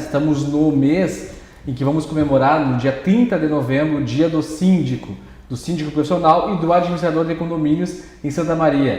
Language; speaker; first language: Portuguese; native; Portuguese